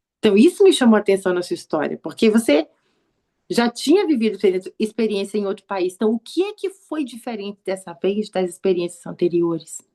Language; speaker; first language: Portuguese; native; Portuguese